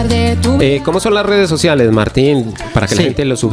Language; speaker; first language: Spanish; native; Spanish